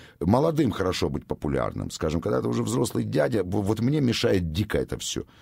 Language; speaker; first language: Russian; native; Russian